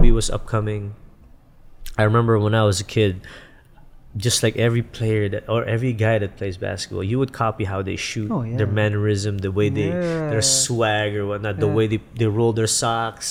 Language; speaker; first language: English; non-native, local second language; Filipino